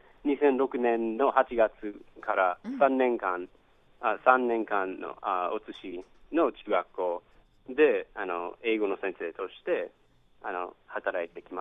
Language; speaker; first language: Japanese; non-native, fluent; English